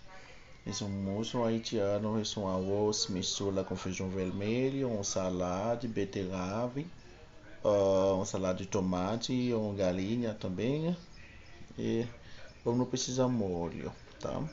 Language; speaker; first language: Portuguese; non-native, learner; Haitian Creole